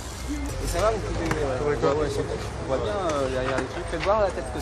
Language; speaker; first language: French; native; French